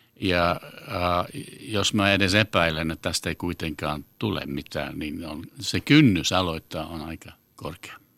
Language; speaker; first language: Finnish; non-native, fluent; English